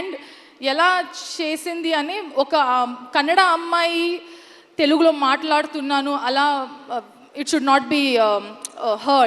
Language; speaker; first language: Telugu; non-native, learner; Kannada